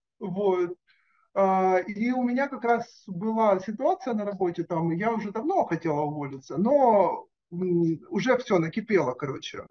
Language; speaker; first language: Russian; native; Russian